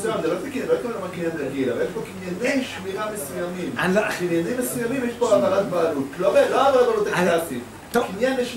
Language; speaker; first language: Hebrew; native; Hebrew